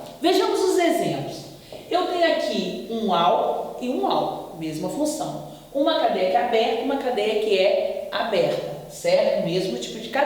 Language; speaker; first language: Portuguese; native; Portuguese